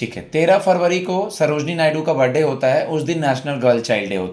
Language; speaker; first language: Hindi; native; Hindi